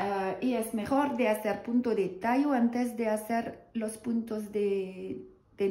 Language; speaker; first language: Spanish; non-native, learner; French